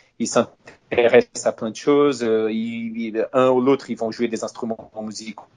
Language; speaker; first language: French; non-native, fluent; Portuguese